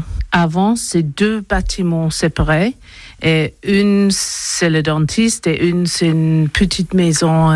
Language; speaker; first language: French; non-native, learner; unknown